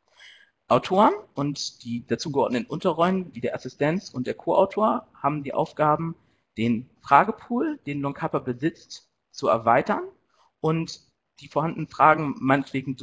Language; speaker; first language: German; native; German